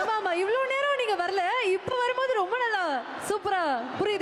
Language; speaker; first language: Tamil; native; Tamil